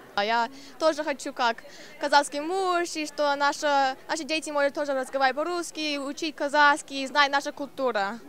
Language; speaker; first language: Russian; non-native, learner; English